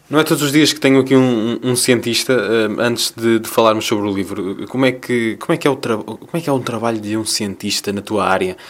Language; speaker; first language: Portuguese; native; Portuguese